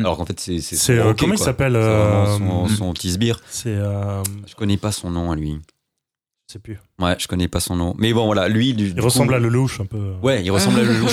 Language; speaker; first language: French; native; French